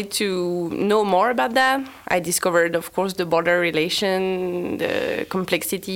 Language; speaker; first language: English; non-native, fluent; French